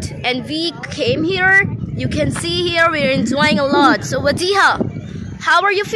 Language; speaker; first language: English; non-native, learner; Urdu